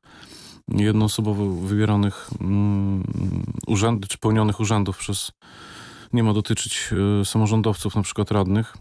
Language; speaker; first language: Polish; native; Polish